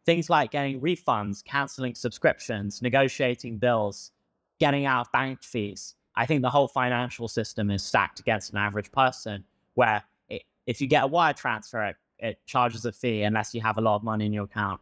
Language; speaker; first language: English; native; English